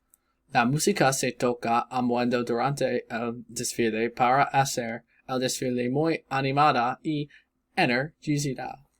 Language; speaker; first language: Spanish; non-native, learner; English